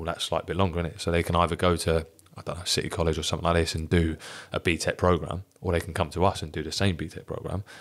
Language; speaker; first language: English; native; English